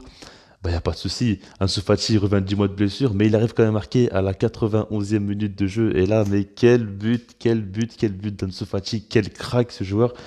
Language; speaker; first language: French; native; French